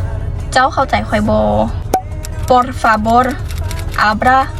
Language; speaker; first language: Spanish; non-native, fluent; Lao